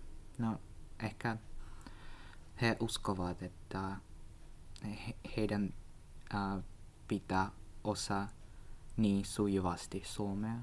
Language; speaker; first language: Finnish; non-native, learner; Russian